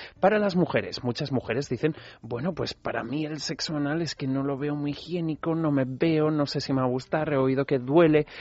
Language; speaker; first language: Spanish; native; Spanish